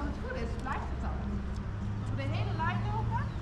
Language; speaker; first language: Dutch; native; Dutch